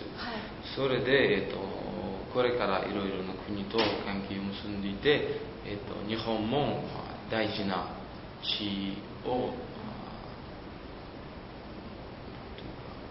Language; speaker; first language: Japanese; non-native, fluent; Uzbek